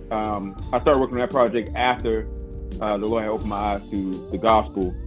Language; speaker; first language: English; native; English